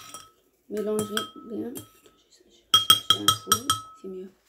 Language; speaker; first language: French; non-native, learner; Arabic